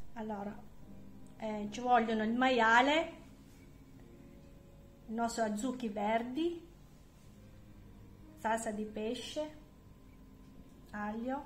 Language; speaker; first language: Italian; non-native, learner; Filipino